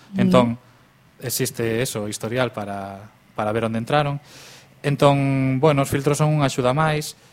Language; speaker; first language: Galician; native; Galician